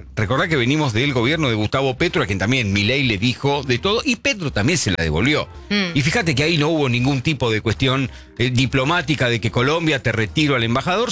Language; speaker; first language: Spanish; native; Spanish